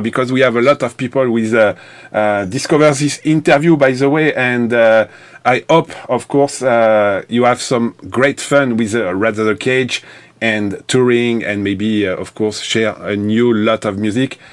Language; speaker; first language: English; non-native, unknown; French